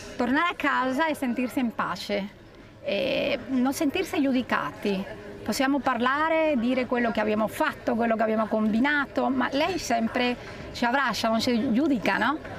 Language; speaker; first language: Italian; non-native, fluent; Spanish